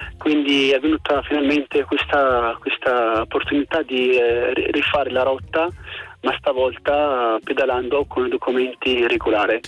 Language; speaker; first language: Italian; non-native, fluent; Arabic